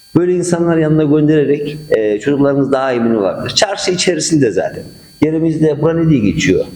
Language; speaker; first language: Turkish; native; Turkish